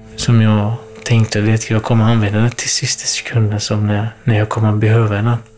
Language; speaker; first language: Swedish; non-native, fluent; Kurdish